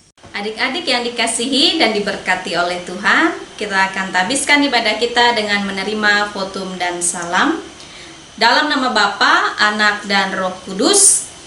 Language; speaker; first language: Indonesian; native; Indonesian